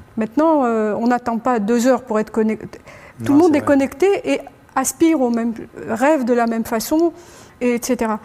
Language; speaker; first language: French; non-native, local second language; Arabic